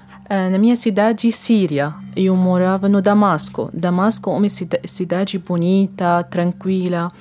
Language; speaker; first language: Portuguese; non-native, learner; Arabic